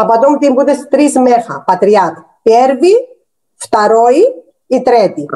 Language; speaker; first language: Russian; non-native, learner; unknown